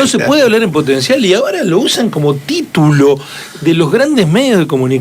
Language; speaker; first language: Spanish; native; Spanish